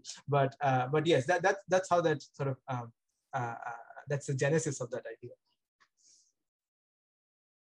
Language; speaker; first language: English; non-native, local second language; Bangla